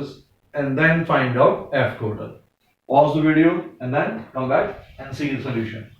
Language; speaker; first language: English; non-native, local second language; Hindi